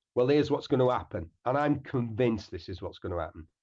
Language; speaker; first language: English; native; English